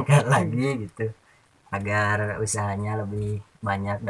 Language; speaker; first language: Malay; non-native, local second language; Sundanese